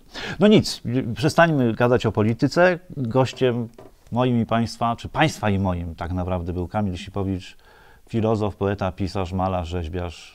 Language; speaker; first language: Polish; native; Polish